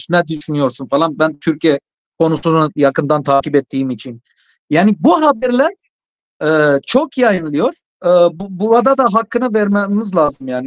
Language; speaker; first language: Turkish; non-native, fluent; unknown